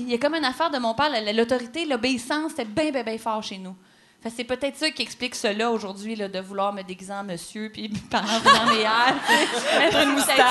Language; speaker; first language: French; native; French